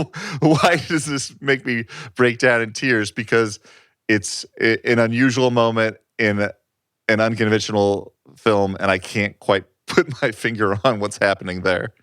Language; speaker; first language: English; native; English